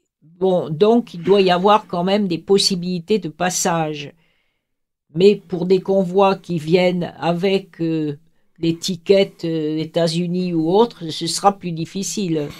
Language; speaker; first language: French; native; French